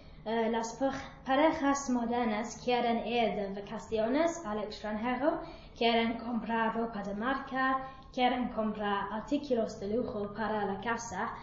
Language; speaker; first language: Spanish; non-native, learner; English